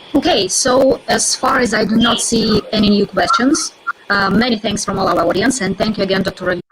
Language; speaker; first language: English; non-native, fluent; Russian